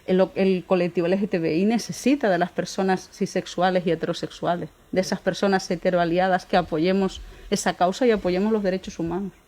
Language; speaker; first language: Spanish; native; Spanish